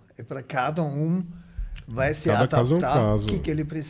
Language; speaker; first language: Portuguese; non-native, fluent; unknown